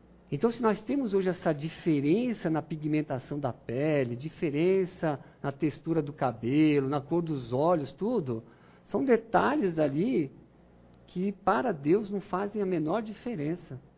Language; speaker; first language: Portuguese; non-native, fluent; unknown